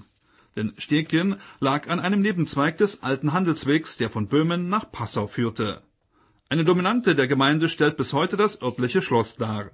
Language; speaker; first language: German; native; German